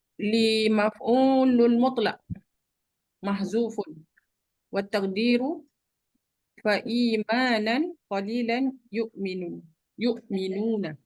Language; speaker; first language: Arabic; non-native, learner; Malay